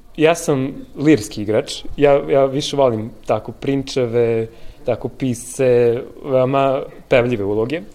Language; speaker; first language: Serbian; native; Serbian